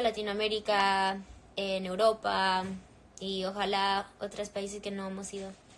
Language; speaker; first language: Spanish; early bilingual, heritage; English